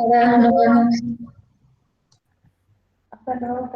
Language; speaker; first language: Spanish; native; Spanish